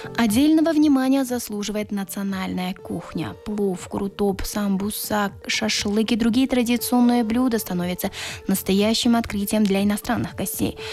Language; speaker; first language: Russian; non-native, local second language; Tajik